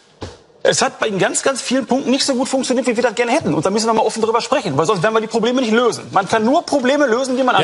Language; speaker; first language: German; native; German